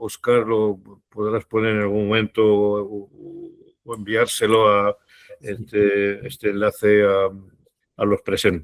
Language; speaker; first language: Spanish; native; Spanish